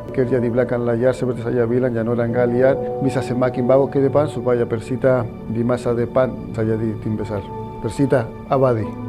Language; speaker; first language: Indonesian; non-native, fluent; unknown